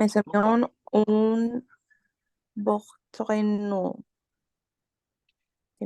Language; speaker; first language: French; non-native, learner; Spanish